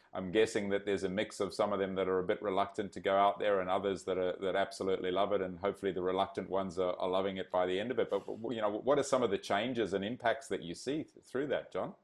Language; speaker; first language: English; native; English